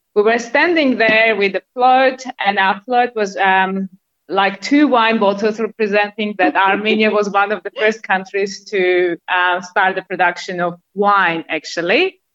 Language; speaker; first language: English; non-native, fluent; Armenian